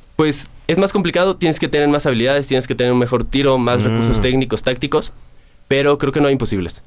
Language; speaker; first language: Spanish; native; Spanish